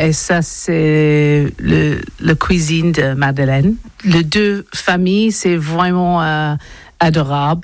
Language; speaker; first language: French; non-native, learner; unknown